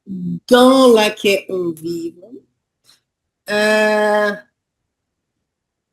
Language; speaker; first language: French; non-native, learner; Portuguese